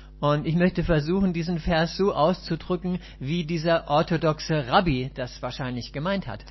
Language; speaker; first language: German; native; German